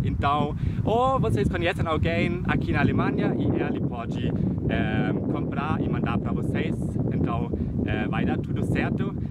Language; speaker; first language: Portuguese; non-native, fluent; German